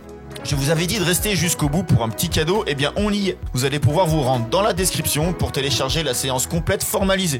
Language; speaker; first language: French; native; French